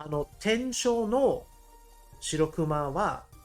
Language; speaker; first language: Japanese; non-native, learner; English